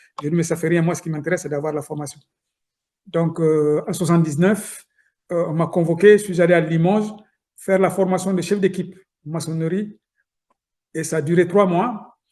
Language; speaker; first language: French; non-native, local second language; Soninke